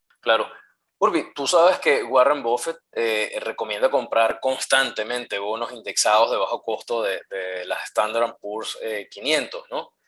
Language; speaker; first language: Spanish; native; Spanish